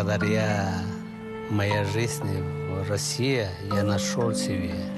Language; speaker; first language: Russian; non-native, fluent; Chinese